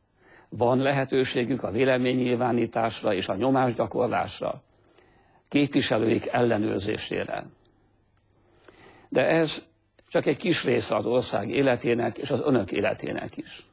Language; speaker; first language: Hungarian; native; Hungarian